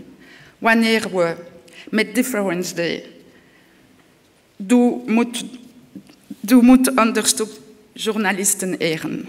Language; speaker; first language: Dutch; non-native, local second language; French